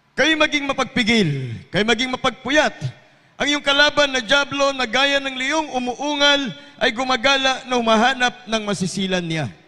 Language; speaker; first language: Filipino; native; Filipino